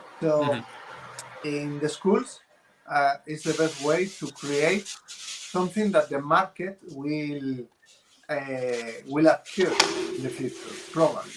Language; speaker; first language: English; non-native, fluent; Spanish